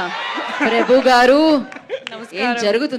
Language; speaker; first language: Telugu; native; Telugu